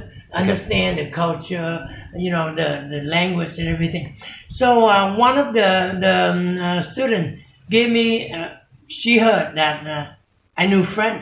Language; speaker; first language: English; non-native, fluent; Vietnamese